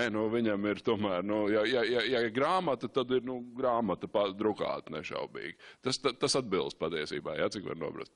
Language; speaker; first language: Latvian; native; Latvian